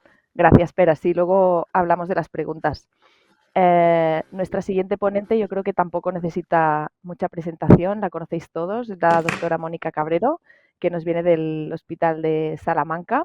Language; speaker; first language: Spanish; native; Spanish